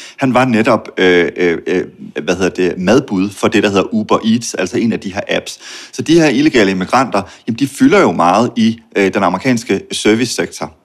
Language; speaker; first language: Danish; native; Danish